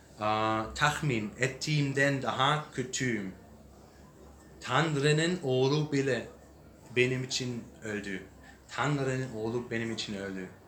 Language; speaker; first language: Turkish; non-native, learner; English